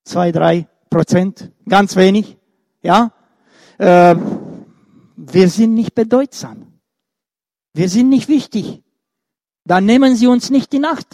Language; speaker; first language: German; non-native, fluent; Romanian